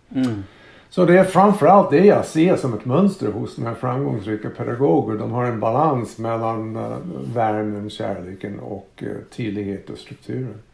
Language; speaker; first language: Swedish; non-native, fluent; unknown